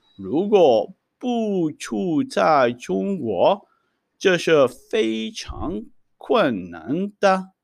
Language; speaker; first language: Chinese; non-native, fluent; Hebrew